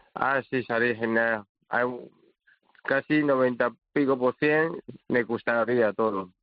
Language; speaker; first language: Spanish; non-native, learner; Chinese